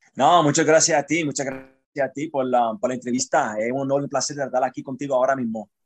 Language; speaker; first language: Spanish; early bilingual, heritage; Spanish